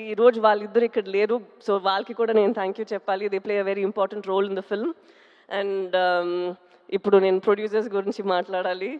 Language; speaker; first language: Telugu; non-native, fluent; Tamil